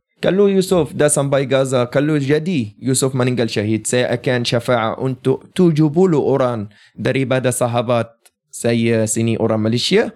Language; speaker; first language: Malay; non-native, fluent; Arabic